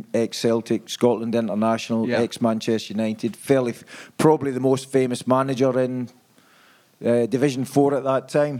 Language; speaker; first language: English; native; English